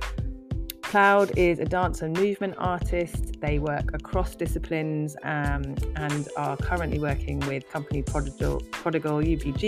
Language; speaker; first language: English; native; English